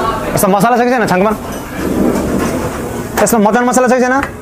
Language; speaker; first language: Korean; non-native, fluent; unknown